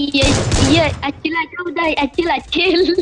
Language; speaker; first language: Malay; non-native, local second language; Minangkabau